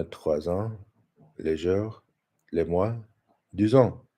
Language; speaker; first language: French; non-native, learner; English